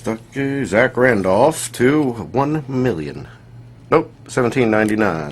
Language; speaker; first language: English; native; English